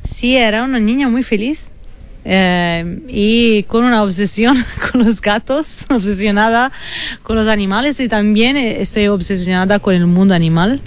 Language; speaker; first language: Spanish; non-native, fluent; Italian